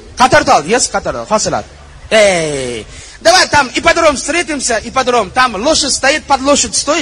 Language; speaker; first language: Russian; non-native, learner; Uzbek